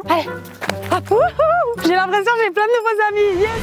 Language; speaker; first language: French; native; French